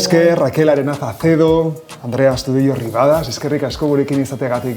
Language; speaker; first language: Basque; native; Basque